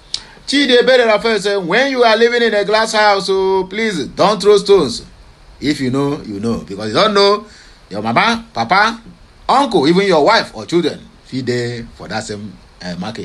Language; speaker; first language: English; non-native, local second language; Igbo